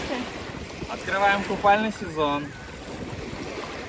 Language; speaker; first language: Russian; native; Russian